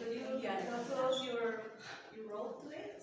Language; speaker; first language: English; non-native, learner; Spanish